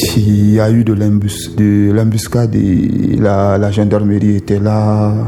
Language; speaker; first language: French; non-native, local second language; Susu